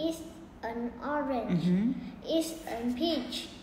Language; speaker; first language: English; non-native, learner; Vietnamese